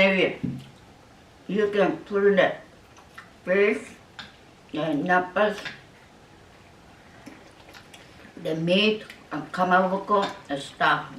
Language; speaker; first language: English; non-native, learner; Japanese